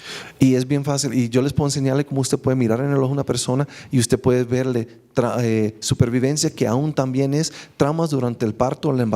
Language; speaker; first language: Spanish; native; Spanish